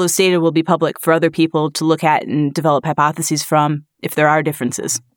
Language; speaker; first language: English; native; English